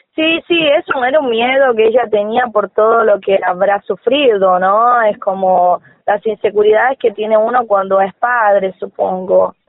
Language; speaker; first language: Spanish; non-native, fluent; Portuguese